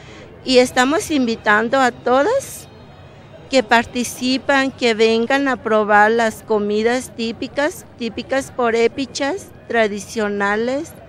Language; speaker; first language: Spanish; non-native, local second language; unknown